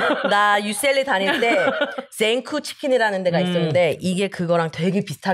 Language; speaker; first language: Korean; early bilingual, heritage; Korean